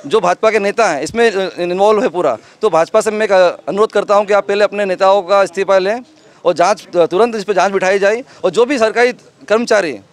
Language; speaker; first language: Hindi; native; Hindi